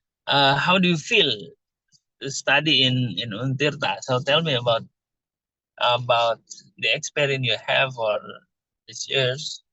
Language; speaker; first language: English; non-native, fluent; Indonesian